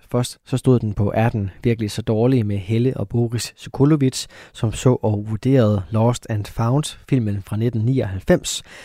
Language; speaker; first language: Danish; native; Danish